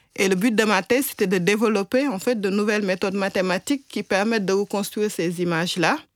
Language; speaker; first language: French; non-native, local second language; Wolof